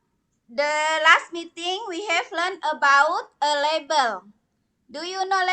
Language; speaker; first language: English; non-native, learner; Indonesian